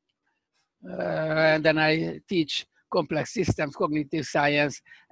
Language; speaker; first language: English; non-native, fluent; Hungarian